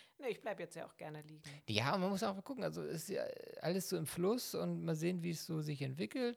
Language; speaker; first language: German; native; German